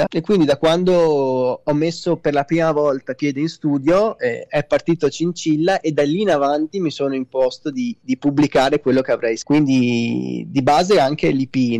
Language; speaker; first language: Italian; native; Italian